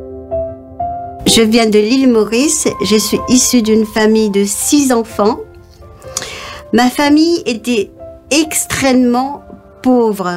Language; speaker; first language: French; non-native, local second language; Morisyen